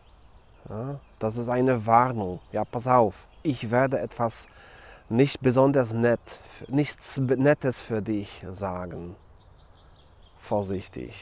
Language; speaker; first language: German; non-native, fluent; Polish